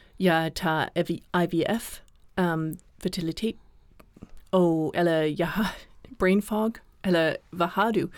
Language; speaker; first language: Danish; non-native, fluent; English